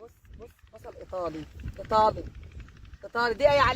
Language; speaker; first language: Arabic; native; Arabic